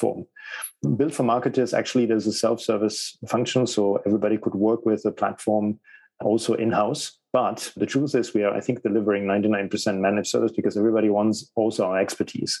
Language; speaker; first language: English; non-native, fluent; German